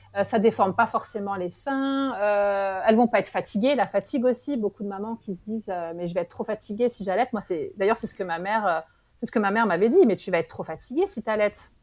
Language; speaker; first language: French; native; French